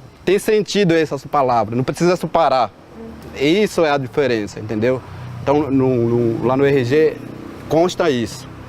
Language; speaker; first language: Portuguese; non-native, local second language; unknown